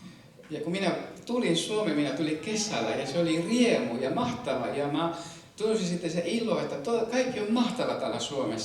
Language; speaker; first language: Finnish; non-native, fluent; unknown